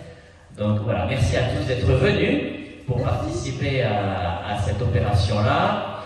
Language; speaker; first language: French; native; French